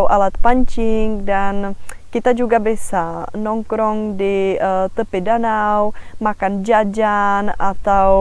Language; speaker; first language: Indonesian; non-native, fluent; Czech